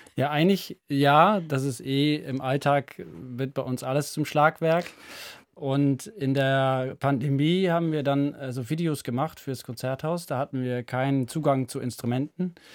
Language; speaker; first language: German; non-native, fluent; Dutch